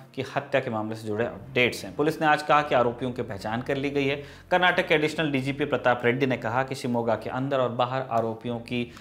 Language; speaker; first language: Hindi; native; Hindi